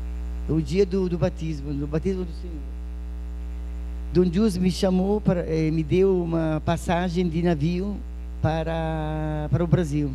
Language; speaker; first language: Portuguese; non-native, fluent; Italian